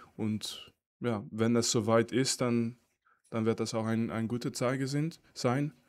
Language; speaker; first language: German; non-native, fluent; French